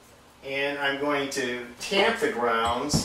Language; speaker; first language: English; native; English